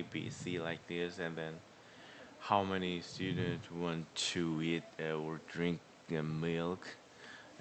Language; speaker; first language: English; non-native, learner; Korean